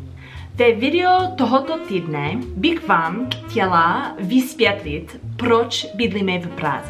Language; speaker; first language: Czech; non-native, learner; English